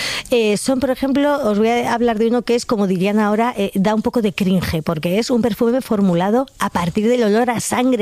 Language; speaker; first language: Spanish; native; Spanish